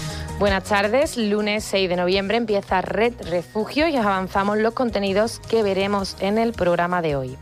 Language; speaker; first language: Spanish; native; Spanish